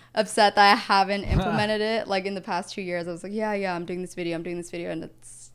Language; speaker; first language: English; native; English